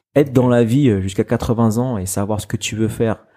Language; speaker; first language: French; native; French